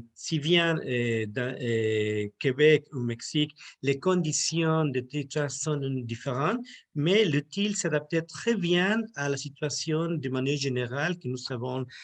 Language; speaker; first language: French; non-native, learner; Spanish